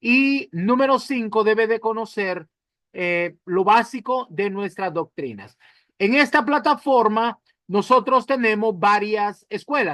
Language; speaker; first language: Spanish; native; Spanish